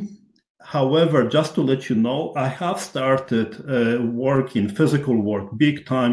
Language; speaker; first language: English; non-native, fluent; Polish